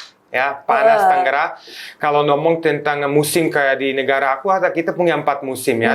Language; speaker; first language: Indonesian; non-native, fluent; Serbian